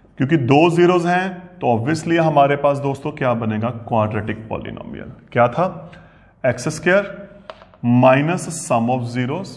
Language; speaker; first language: Hindi; non-native, local second language; Punjabi